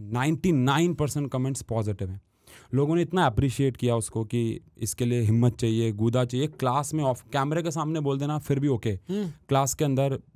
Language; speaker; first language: Hindi; native; Hindi